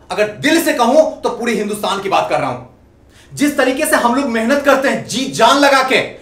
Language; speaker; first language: Hindi; native; Hindi